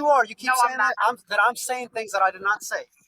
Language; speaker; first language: English; native; English